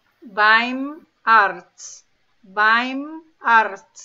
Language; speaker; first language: German; non-native, learner; Spanish